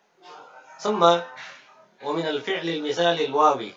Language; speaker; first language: Arabic; non-native, fluent; Indonesian